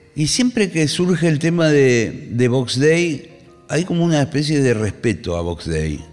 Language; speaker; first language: Spanish; native; Spanish